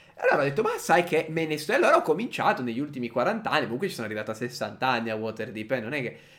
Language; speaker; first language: Italian; native; Italian